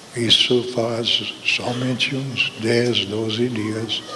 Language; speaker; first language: Portuguese; non-native, fluent; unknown